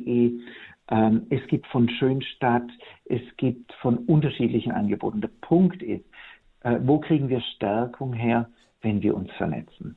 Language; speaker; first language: German; native; German